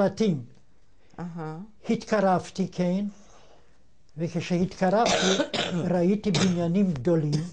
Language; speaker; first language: Hebrew; non-native, fluent; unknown